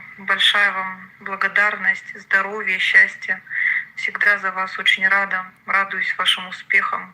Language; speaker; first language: Russian; native; Russian